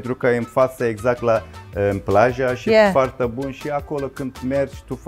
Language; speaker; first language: Romanian; non-native, learner; Turkish